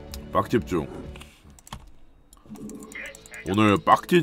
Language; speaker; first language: Korean; native; Korean